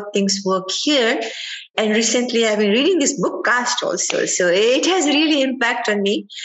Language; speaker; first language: English; non-native, local second language; Sindhi